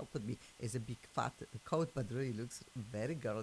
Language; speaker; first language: English; non-native, fluent; Polish